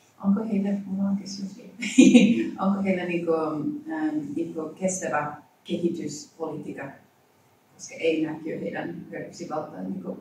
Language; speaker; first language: Finnish; non-native, learner; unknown